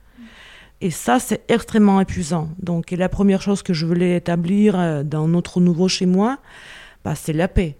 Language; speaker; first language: French; non-native, fluent; Russian